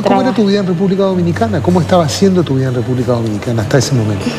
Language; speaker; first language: Spanish; native; Spanish